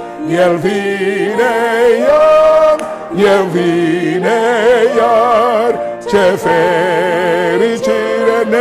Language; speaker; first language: Romanian; non-native, learner; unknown